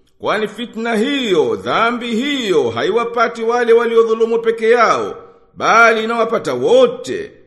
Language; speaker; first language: Swahili; native; Swahili